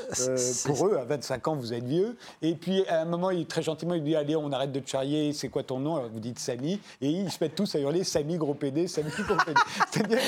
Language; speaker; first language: French; native; French